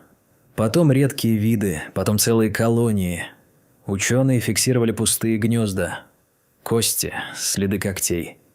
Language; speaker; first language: Russian; native; Russian